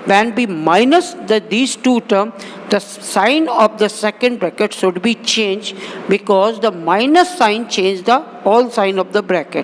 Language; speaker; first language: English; non-native, local second language; Hindi